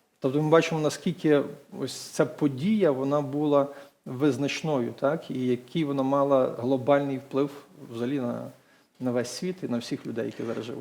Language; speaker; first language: Ukrainian; native; Ukrainian